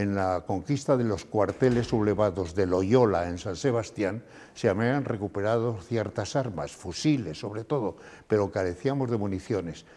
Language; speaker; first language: Spanish; native; Spanish